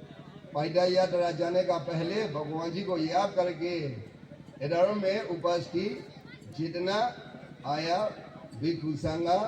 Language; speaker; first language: Hindi; non-native, fluent; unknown